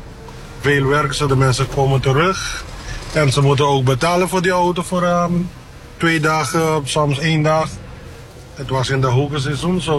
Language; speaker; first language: Dutch; non-native, local second language; Papiamento